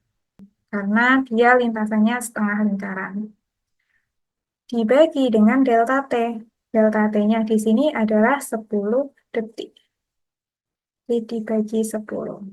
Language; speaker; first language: Indonesian; native; Indonesian